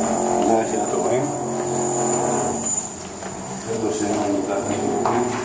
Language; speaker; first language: Hebrew; native; Hebrew